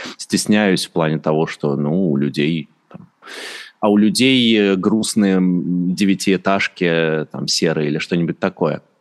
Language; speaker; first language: Russian; native; Russian